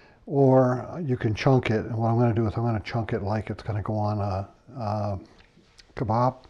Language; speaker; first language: English; native; English